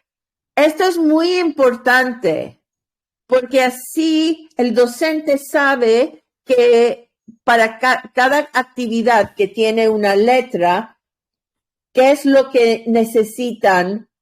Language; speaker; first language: Spanish; non-native, learner; English